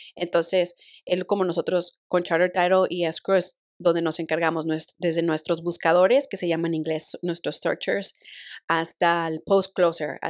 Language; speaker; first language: Spanish; native; Spanish